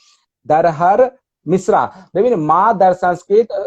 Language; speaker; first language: Persian; non-native, fluent; Hindi